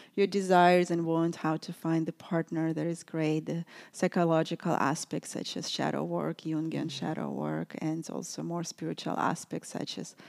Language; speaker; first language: English; non-native, fluent; Russian